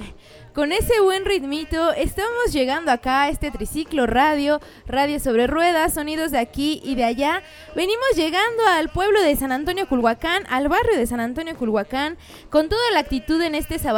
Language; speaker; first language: Spanish; native; Spanish